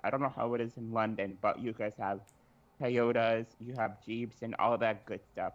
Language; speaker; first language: English; native; English